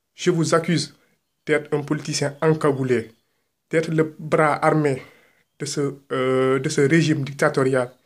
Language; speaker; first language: French; non-native, local second language; Wolof